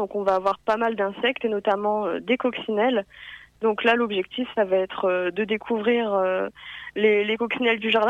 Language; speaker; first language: French; native; French